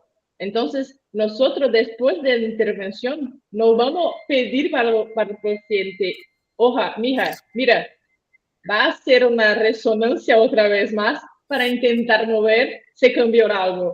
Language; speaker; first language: Spanish; non-native, learner; Portuguese